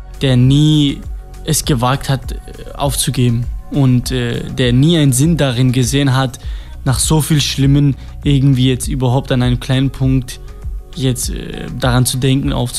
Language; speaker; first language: German; non-native, fluent; Kurdish